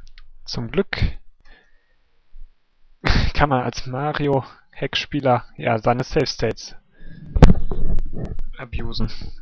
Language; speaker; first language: German; native; German